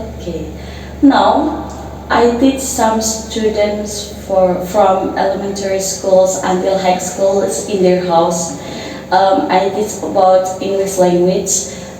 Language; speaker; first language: English; non-native, learner; Indonesian